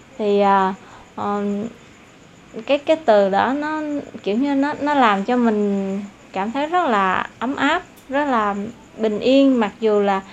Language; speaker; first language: Vietnamese; non-native, local second language; Eastern Cham